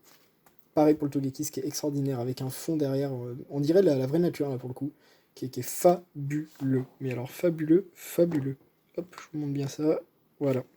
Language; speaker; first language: French; native; French